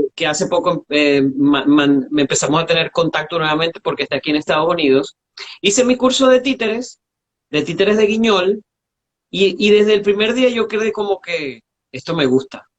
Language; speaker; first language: Spanish; native; Spanish